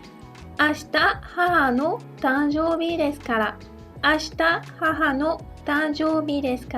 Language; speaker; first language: Japanese; non-native, fluent; French